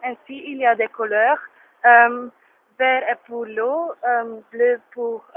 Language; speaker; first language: French; non-native, learner; Dutch